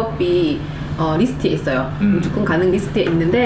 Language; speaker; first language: Korean; native; Korean